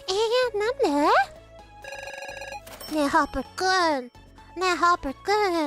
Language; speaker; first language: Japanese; non-native, learner; English